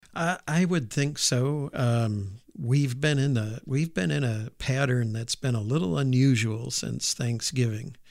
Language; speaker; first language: English; native; English